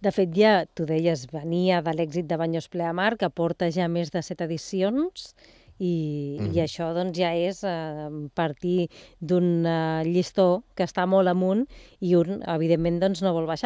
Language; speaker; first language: Catalan; native; Catalan